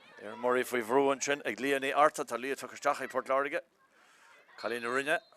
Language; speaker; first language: Irish; native; Irish